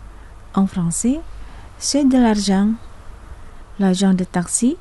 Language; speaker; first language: French; non-native, fluent; Indonesian